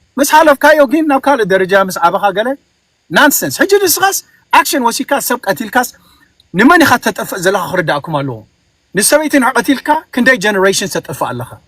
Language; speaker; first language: Tigrinya; early bilingual, heritage; Tigrinya